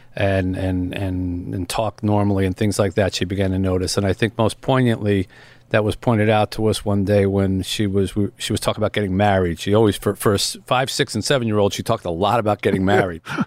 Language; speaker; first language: English; native; English